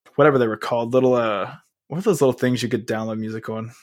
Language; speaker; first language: English; native; English